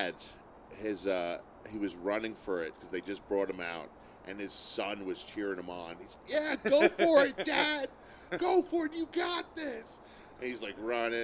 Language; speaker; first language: English; native; English